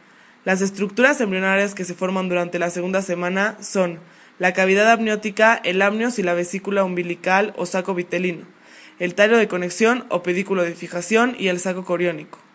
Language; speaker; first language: Spanish; native; Spanish